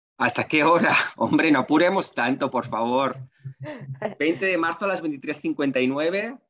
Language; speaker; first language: Spanish; non-native, local second language; Catalan